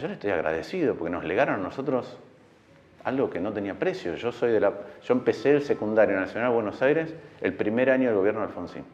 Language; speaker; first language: Spanish; native; Spanish